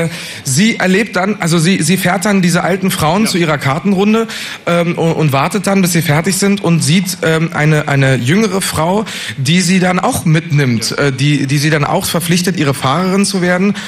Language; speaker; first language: German; native; German